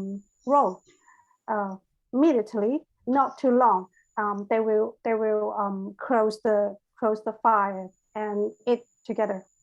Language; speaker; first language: English; non-native, learner; Chinese